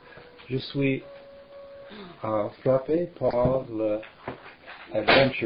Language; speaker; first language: French; non-native, learner; English